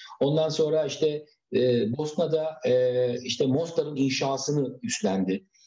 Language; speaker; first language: Turkish; native; Turkish